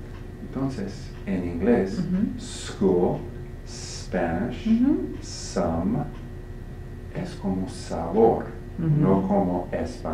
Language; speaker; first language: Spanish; non-native, fluent; English